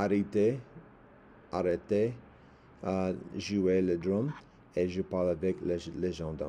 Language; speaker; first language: French; non-native, learner; English